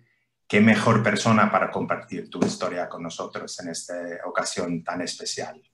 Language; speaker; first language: Spanish; early bilingual, heritage; English